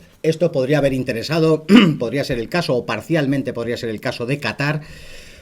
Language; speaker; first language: Spanish; native; Spanish